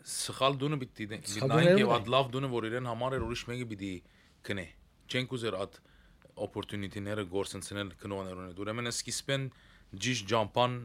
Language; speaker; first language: Armenian; early bilingual, heritage; Armenian